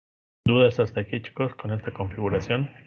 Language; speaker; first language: Spanish; native; Spanish